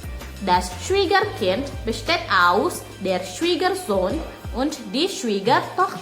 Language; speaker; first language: German; non-native, learner; Indonesian